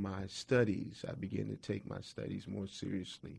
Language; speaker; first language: English; native; English